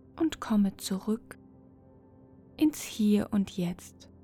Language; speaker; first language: German; native; German